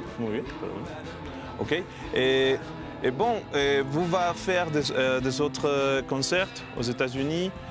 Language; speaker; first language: French; non-native, learner; Spanish